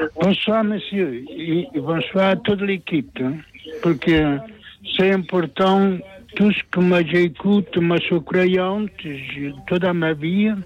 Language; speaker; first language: French; non-native, learner; Portuguese